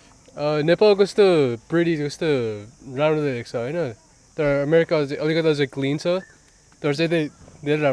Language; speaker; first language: Nepali; early bilingual, heritage; English